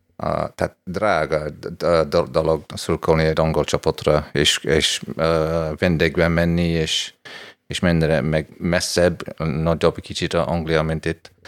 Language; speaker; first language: Hungarian; non-native, fluent; English